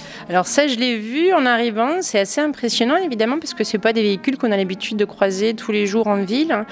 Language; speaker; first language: French; native; French